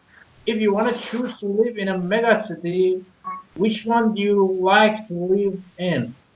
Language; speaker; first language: English; non-native, learner; Persian